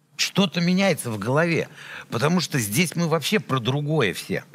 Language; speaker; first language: Russian; native; Russian